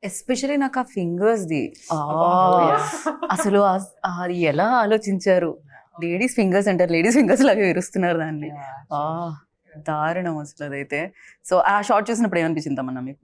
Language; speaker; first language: Telugu; native; Telugu